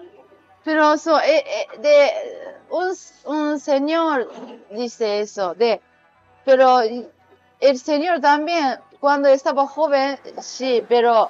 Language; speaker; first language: Spanish; non-native, learner; Japanese